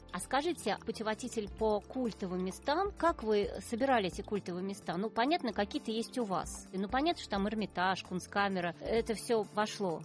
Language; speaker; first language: Russian; native; Russian